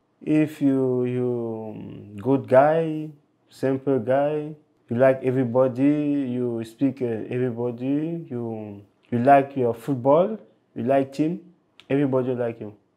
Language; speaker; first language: English; non-native, local second language; French